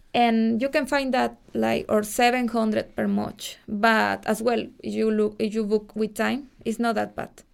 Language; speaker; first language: English; non-native, fluent; Spanish